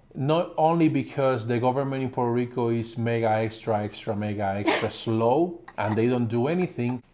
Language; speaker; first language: English; non-native, fluent; Spanish